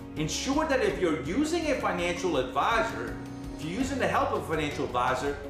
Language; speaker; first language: English; native; English